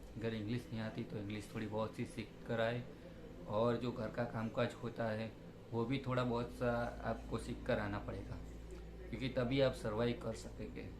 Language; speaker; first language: Hindi; non-native, local second language; Gujarati